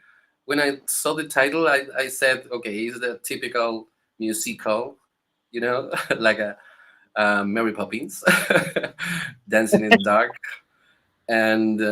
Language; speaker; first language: English; non-native, learner; Spanish